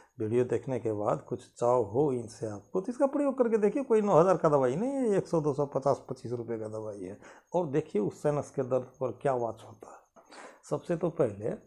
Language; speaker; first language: Hindi; non-native, local second language; Maithili